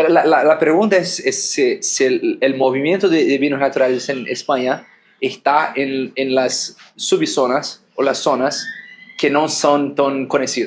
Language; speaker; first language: Spanish; non-native, fluent; Portuguese